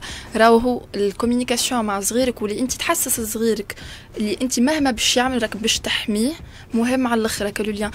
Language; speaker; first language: Arabic; native; Arabic